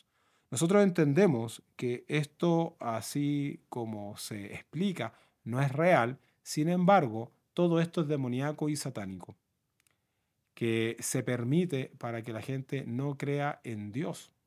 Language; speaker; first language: Spanish; native; Spanish